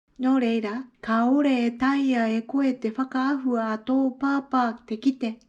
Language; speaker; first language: Māori; non-native, fluent; Japanese